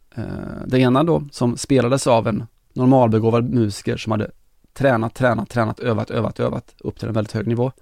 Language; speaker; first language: Swedish; native; Swedish